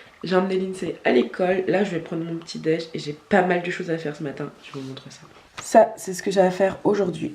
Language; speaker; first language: French; native; French